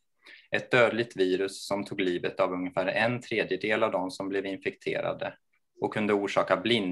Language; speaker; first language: Swedish; native; Swedish